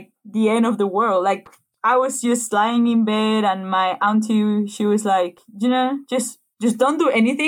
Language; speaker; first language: English; non-native, fluent; Spanish